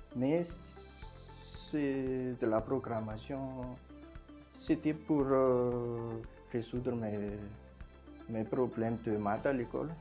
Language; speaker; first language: French; non-native, local second language; Malagasy